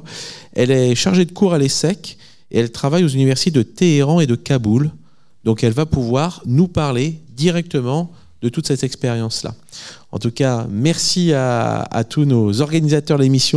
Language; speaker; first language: French; native; French